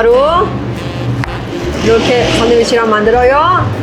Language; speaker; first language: Korean; non-native, learner; Persian